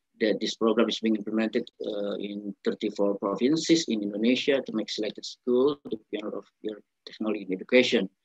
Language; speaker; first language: English; non-native, learner; Indonesian